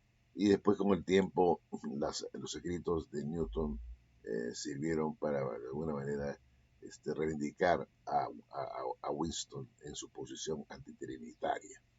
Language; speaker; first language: Spanish; native; Spanish